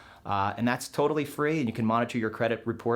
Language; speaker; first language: English; native; English